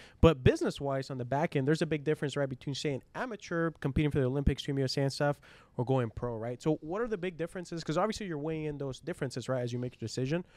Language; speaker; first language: English; early bilingual, other home language; Spanish